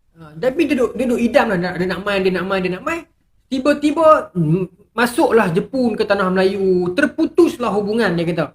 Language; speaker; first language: Malay; native; Malay